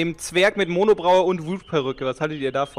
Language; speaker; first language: German; native; German